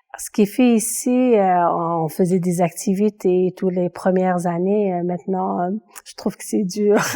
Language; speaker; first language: French; non-native, local second language; Kabyle